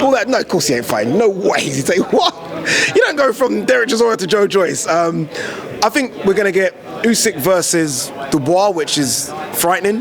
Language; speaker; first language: English; native; English